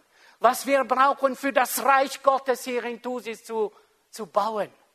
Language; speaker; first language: German; non-native, local second language; French